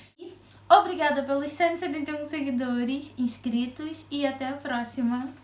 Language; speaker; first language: Portuguese; native; Portuguese